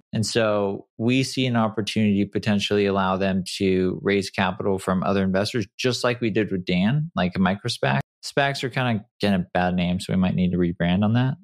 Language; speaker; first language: English; native; English